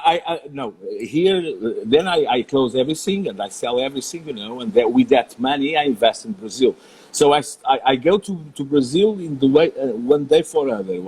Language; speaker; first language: English; non-native, learner; Portuguese